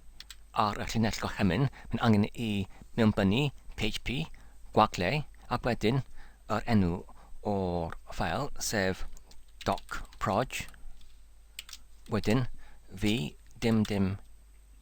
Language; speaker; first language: Welsh; non-native, learner; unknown